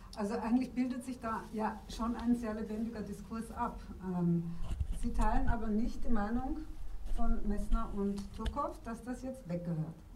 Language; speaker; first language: German; native; German